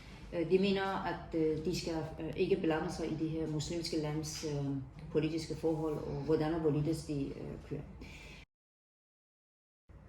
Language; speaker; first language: Danish; non-native, fluent; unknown